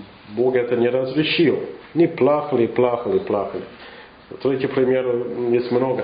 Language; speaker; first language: Russian; non-native, learner; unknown